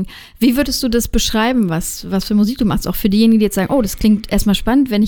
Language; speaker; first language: German; native; German